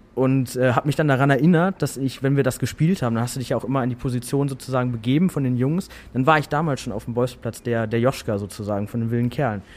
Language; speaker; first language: German; native; German